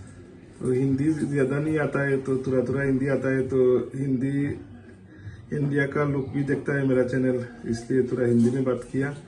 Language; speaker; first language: Hindi; non-native, learner; Bangla